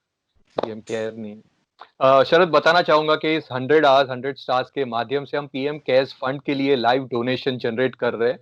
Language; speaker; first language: Hindi; native; Hindi